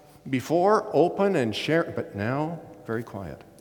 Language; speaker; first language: English; native; English